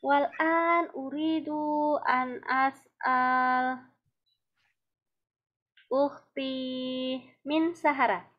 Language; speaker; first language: Arabic; non-native, fluent; Indonesian